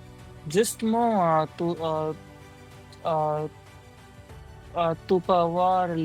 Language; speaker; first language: French; non-native, learner; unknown